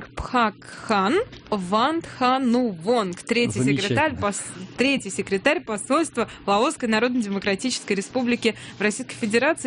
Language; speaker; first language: Russian; native; Russian